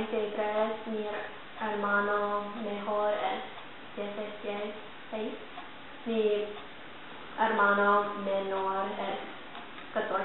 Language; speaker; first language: Spanish; non-native, learner; English